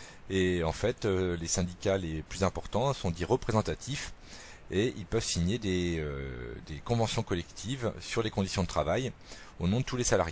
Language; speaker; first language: French; native; French